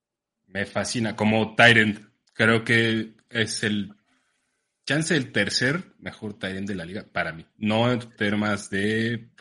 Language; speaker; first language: Spanish; native; Spanish